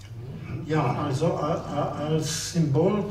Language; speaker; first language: German; non-native, fluent; Polish